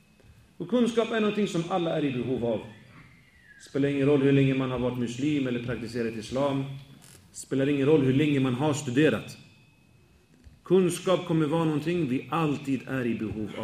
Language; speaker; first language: Swedish; native; Swedish